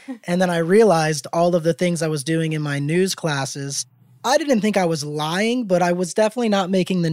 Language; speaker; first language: English; native; English